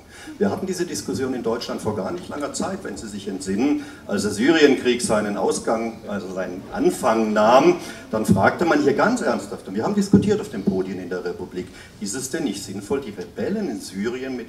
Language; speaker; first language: German; native; German